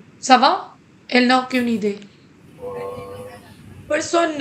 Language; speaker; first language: French; non-native, fluent; Hindi